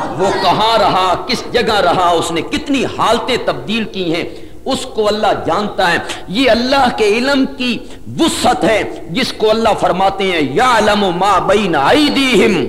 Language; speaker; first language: Urdu; non-native, local second language; Punjabi